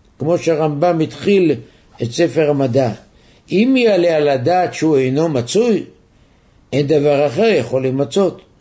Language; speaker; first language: Hebrew; native; Hebrew